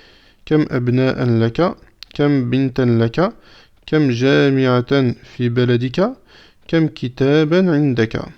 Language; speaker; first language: Arabic; non-native, fluent; French